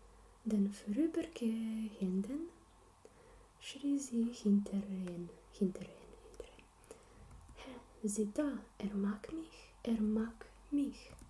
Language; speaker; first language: German; non-native, learner; Slovenian